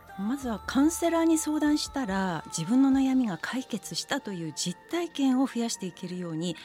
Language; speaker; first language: Japanese; native; Japanese